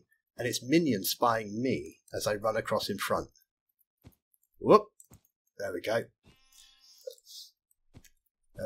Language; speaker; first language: English; native; English